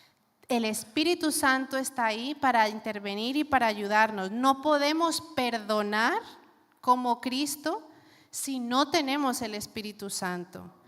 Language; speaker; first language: Spanish; native; Spanish